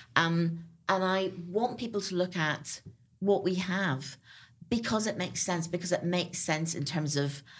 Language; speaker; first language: English; native; English